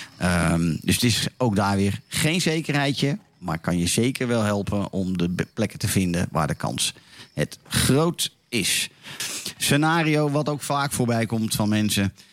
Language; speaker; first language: Dutch; native; Dutch